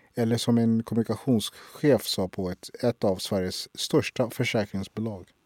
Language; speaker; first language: Swedish; early bilingual, other home language; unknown